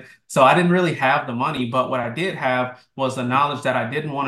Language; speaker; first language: English; native; English